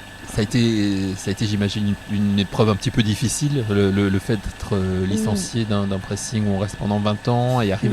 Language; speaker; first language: French; native; French